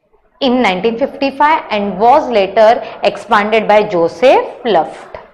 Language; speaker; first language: English; non-native, local second language; Hindi